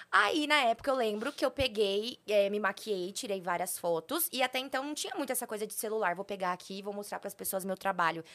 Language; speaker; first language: Portuguese; native; Portuguese